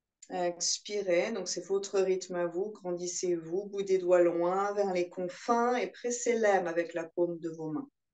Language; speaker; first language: French; native; French